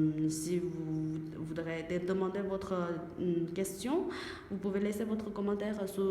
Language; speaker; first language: French; non-native, learner; Chinese